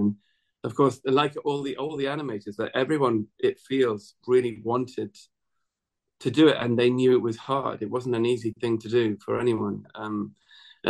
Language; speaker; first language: English; native; English